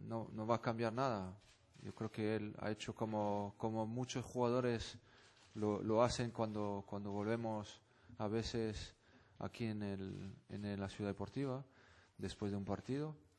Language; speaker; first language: Spanish; non-native, fluent; French